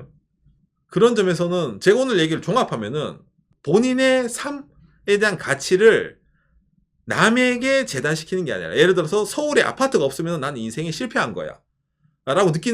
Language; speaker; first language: Korean; native; Korean